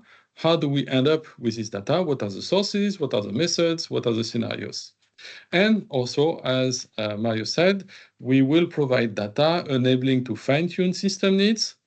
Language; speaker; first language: English; non-native, fluent; French